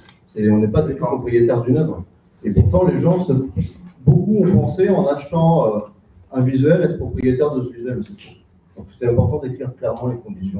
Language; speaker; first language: French; native; French